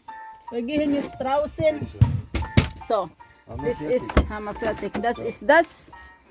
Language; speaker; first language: German; non-native, learner; Filipino